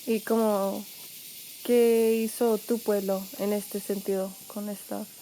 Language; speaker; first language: Spanish; non-native, fluent; English